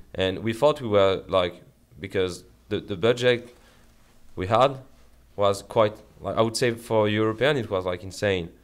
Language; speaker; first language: English; non-native, fluent; French